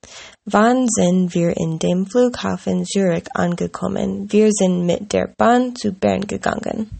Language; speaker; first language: German; non-native, learner; English